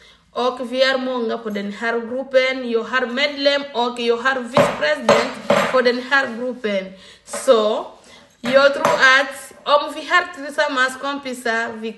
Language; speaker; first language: Swedish; non-native, learner; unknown